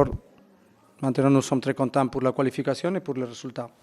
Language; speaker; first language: French; non-native, fluent; Spanish